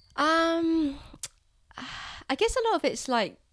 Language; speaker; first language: English; native; English